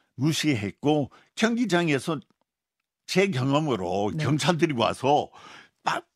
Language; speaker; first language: Korean; non-native, fluent; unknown